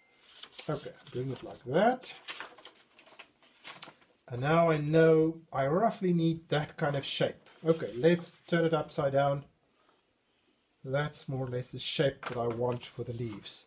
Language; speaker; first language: English; non-native, fluent; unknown